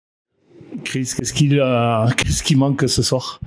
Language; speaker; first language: French; native; French